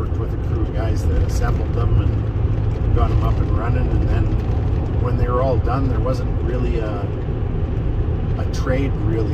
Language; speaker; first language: English; native; English